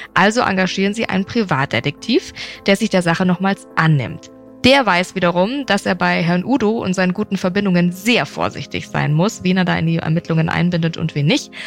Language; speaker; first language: German; native; German